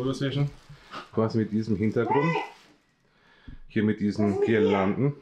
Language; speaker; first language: German; native; German